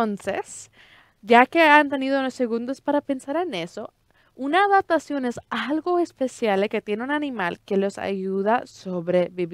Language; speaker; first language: Spanish; early bilingual, heritage; Spanish